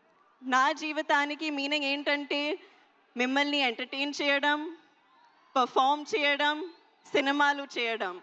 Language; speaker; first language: Telugu; non-native, learner; Hindi